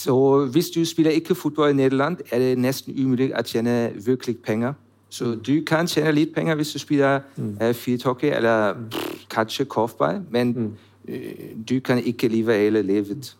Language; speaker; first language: Norwegian; non-native, learner; German